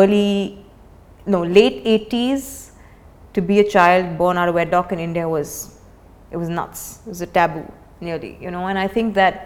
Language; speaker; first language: English; non-native, local second language; Hindi